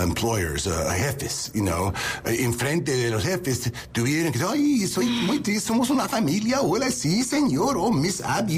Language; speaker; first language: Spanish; non-native, learner; English